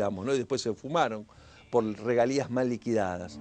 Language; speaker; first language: Spanish; native; Spanish